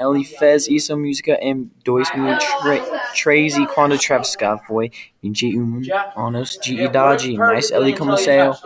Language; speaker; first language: Portuguese; non-native, learner; English